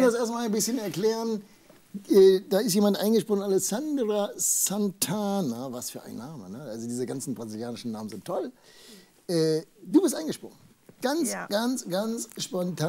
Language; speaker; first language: German; native; German